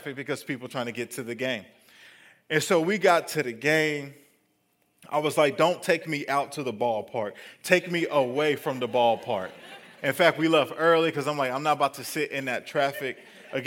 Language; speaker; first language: English; native; English